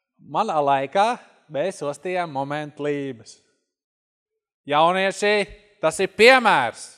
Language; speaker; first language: Latvian; native; Latvian